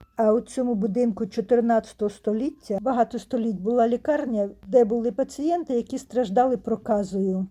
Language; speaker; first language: Ukrainian; native; Ukrainian